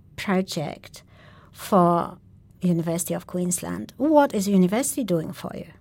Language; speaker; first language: English; non-native, fluent; Polish